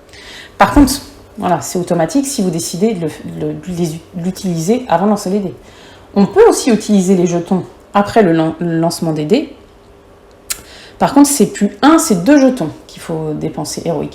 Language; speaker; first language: French; native; French